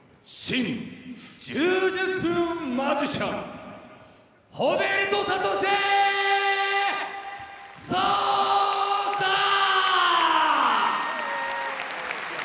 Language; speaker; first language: Japanese; native; Japanese